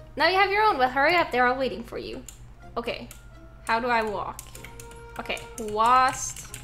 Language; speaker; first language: English; non-native, fluent; Norwegian